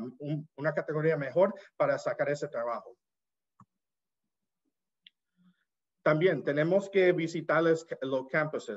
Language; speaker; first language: Spanish; early bilingual, heritage; Spanish